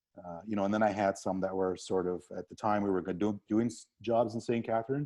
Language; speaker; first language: English; native; English